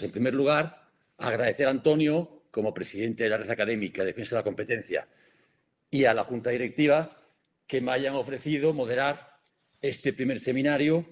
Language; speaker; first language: Spanish; native; Spanish